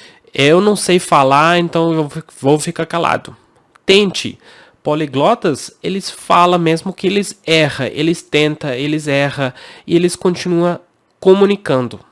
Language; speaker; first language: Portuguese; non-native, fluent; English